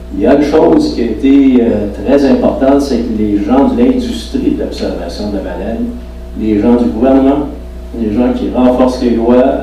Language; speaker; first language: French; native; French